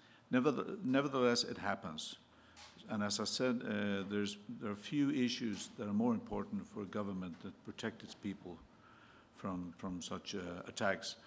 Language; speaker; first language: English; non-native, fluent; Swedish